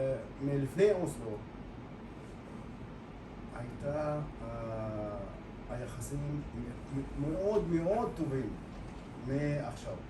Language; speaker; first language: Hebrew; non-native, local second language; Arabic